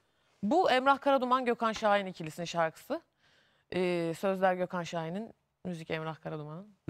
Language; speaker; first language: Turkish; native; Turkish